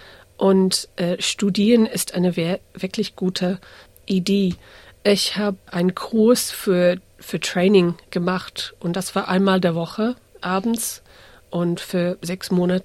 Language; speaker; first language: German; early bilingual, heritage; English